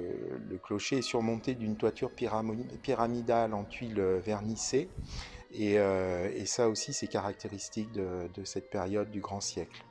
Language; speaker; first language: French; native; French